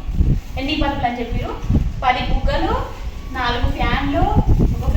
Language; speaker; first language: Telugu; native; Telugu